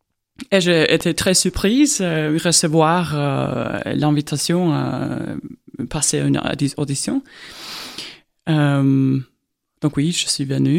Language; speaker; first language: French; non-native, fluent; Estonian